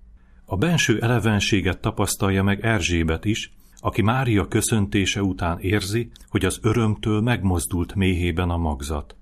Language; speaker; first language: Hungarian; native; Hungarian